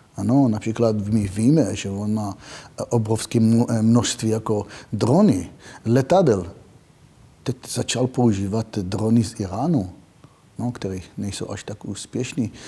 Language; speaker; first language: Czech; non-native, fluent; Hebrew